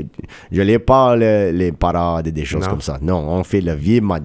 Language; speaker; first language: French; non-native, local second language; English